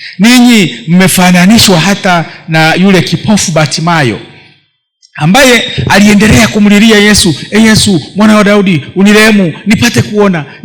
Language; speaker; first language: Swahili; non-native, local second language; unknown